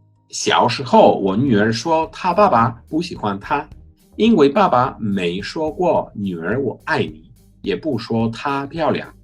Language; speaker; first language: Chinese; non-native, fluent; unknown